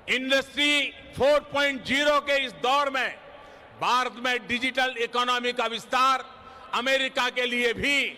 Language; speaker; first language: Hindi; non-native, local second language; Gujarati